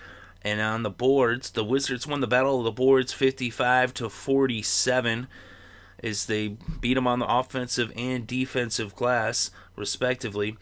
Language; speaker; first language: English; native; English